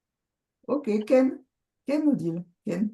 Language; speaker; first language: Hebrew; non-native, learner; French